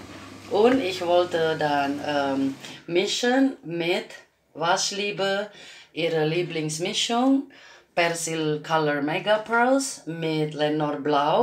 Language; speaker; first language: German; non-native, learner; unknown